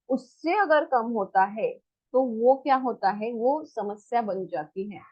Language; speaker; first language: Hindi; non-native, local second language; Marathi